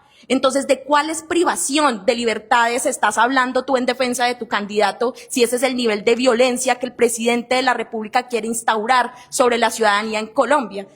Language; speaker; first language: Spanish; native; Spanish